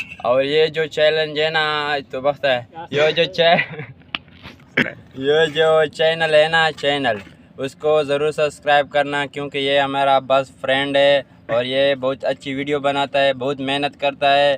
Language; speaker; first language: Hindi; non-native, learner; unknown